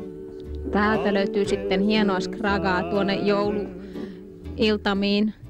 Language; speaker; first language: Finnish; native; Finnish